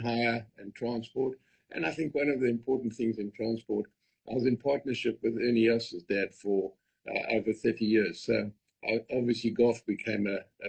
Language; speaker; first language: English; native; English